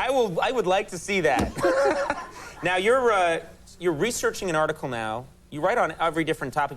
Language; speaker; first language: English; native; English